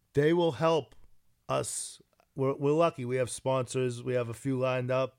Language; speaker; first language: English; early bilingual, other home language; Italian